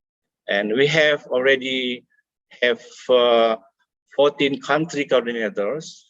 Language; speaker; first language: English; non-native, fluent; Indonesian